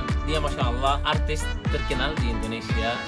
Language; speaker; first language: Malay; non-native, learner; Arabic